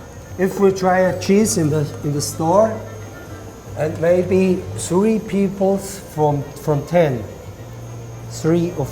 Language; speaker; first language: English; non-native, learner; German